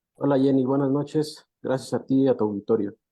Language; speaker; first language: Spanish; native; Spanish